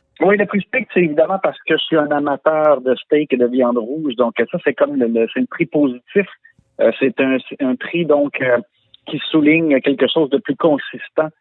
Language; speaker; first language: French; native; French